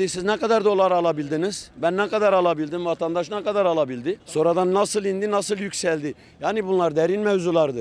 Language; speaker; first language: Turkish; native; Turkish